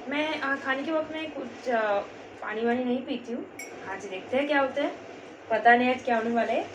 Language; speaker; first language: Hindi; non-native, local second language; Bangla